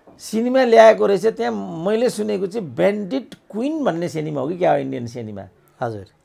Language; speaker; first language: Nepali; native; Nepali